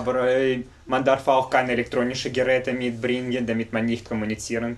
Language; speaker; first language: German; non-native, fluent; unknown